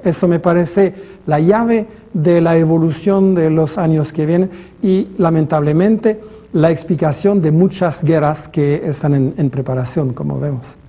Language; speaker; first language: Spanish; non-native, fluent; French